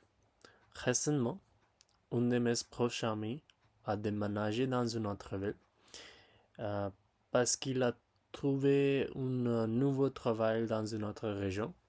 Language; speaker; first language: French; non-native, learner; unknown